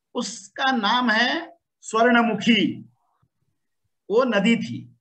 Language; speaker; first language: Hindi; non-native, local second language; Telugu